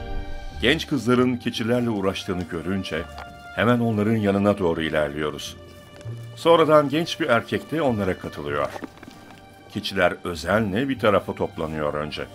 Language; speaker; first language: Turkish; native; Turkish